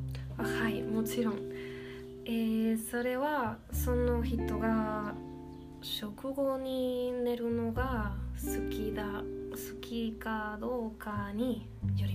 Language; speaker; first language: Japanese; non-native, learner; Spanish